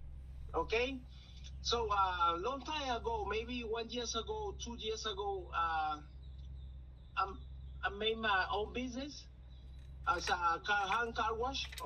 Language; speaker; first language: English; non-native, learner; Spanish